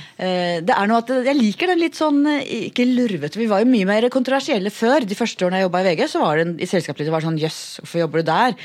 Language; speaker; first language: Norwegian; native; Norwegian